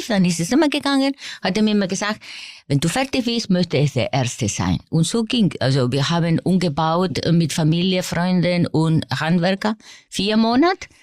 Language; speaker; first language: German; non-native, fluent; Spanish